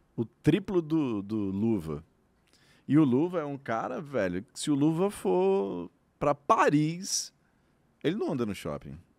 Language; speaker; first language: Portuguese; native; Portuguese